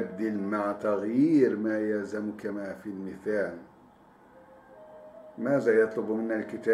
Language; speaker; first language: Arabic; non-native, fluent; Turkish